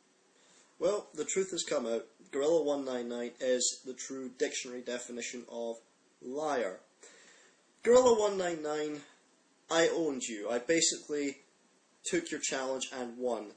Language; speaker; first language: English; native; English